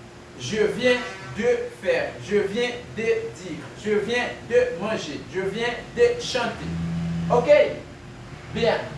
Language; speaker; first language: French; non-native, fluent; Spanish